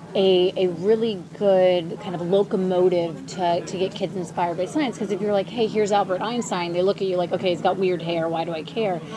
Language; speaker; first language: English; early bilingual, other home language; Ukrainian